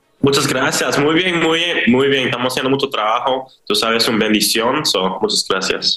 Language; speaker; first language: Spanish; early bilingual, heritage; Spanish